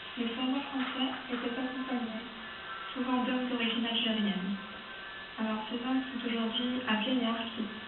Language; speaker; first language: French; early bilingual, other home language; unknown